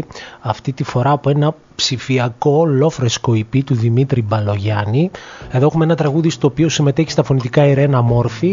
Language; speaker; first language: Greek; native; Greek